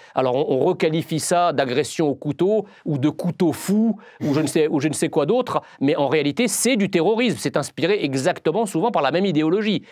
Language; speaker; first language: French; early bilingual, other home language; Arabic